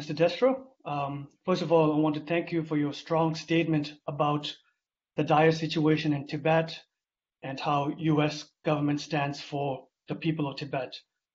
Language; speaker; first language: English; non-native, local second language; Tibetan